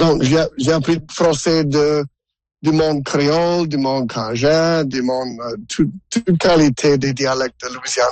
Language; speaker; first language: French; non-native, local second language; English